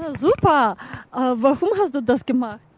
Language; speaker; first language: German; non-native, fluent; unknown